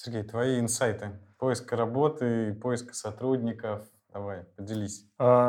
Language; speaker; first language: Russian; native; Russian